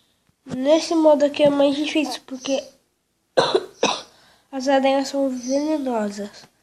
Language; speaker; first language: Portuguese; native; Portuguese